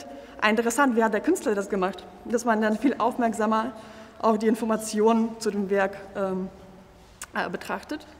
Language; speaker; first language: German; native; German